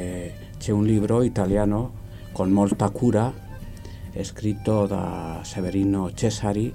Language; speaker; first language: Italian; non-native, learner; Spanish